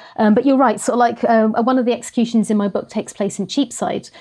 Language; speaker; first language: English; native; English